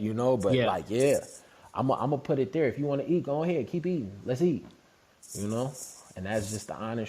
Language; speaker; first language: English; native; English